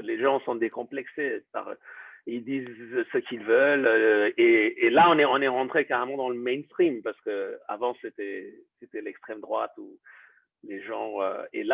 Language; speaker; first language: French; non-native, fluent; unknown